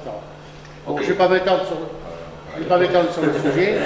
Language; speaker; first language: French; native; French